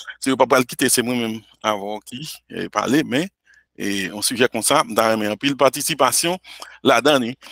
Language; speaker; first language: French; non-native, local second language; Haitian Creole